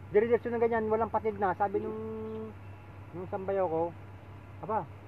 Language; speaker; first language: Filipino; native; Filipino